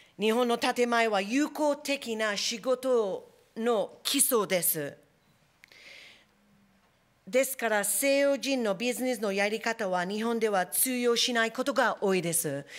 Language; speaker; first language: Japanese; non-native, fluent; English